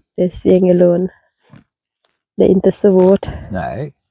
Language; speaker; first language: Swedish; non-native, learner; Thai